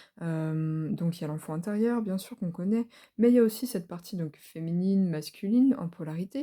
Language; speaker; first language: French; native; French